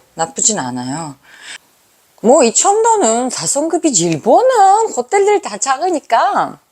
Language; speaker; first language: Korean; non-native, fluent; Uzbek